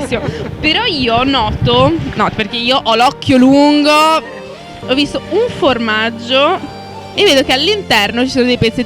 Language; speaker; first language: Italian; native; Italian